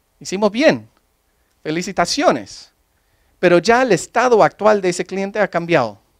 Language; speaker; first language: Spanish; non-native, fluent; English